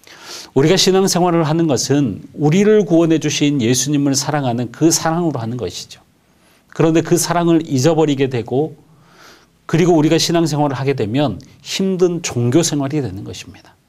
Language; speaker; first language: Korean; native; Korean